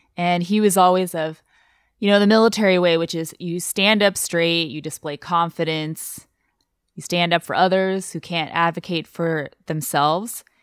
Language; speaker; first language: English; non-native, fluent; Chinese